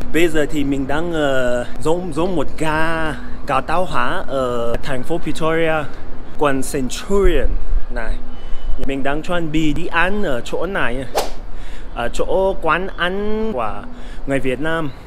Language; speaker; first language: Vietnamese; non-native, fluent; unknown